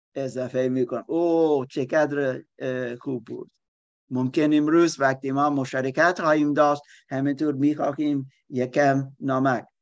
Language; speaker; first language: Persian; non-native, learner; German